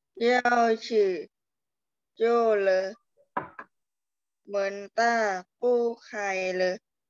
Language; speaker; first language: Chinese; non-native, learner; Thai